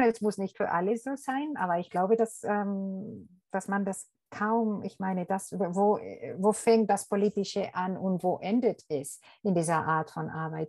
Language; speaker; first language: German; non-native, fluent; Spanish